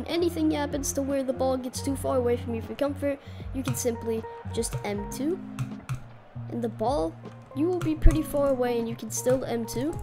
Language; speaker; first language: English; native; English